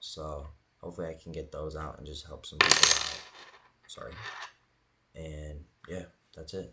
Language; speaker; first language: English; native; English